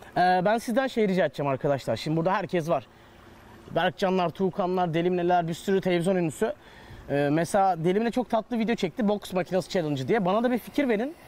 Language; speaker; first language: Turkish; native; Turkish